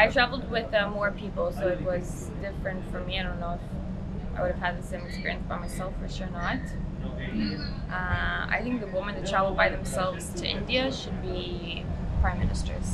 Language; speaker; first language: English; early bilingual, heritage; English